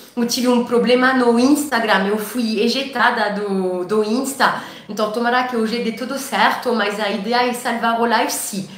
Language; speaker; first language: Portuguese; non-native, fluent; French